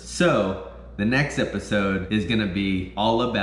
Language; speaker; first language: English; native; English